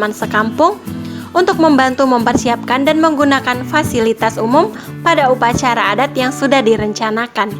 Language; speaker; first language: Indonesian; native; Indonesian